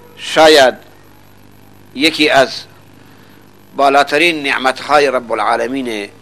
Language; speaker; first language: Persian; non-native, local second language; Baluchi